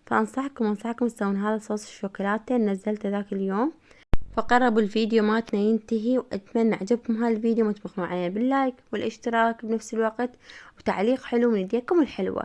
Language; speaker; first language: Arabic; native; Arabic